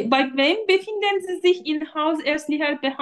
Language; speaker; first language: German; non-native, fluent; Turkish